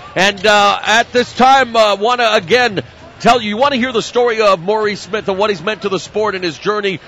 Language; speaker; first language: English; native; English